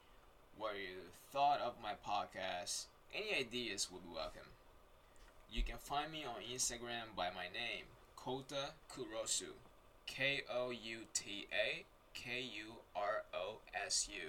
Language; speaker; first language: English; non-native, fluent; Japanese